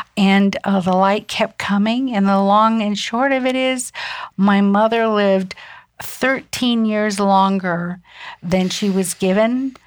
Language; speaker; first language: English; early bilingual, other home language; German